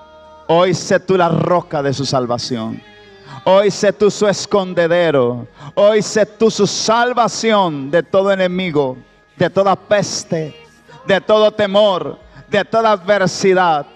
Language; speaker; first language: Spanish; native; Spanish